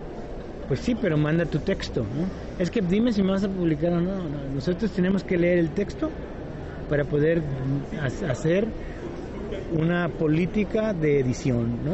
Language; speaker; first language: Spanish; native; Spanish